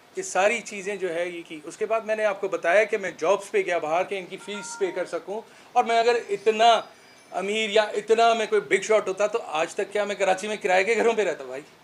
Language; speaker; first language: Urdu; non-native, local second language; Sindhi